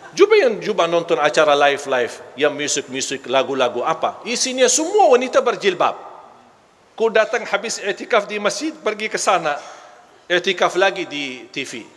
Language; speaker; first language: Malay; non-native, fluent; Arabic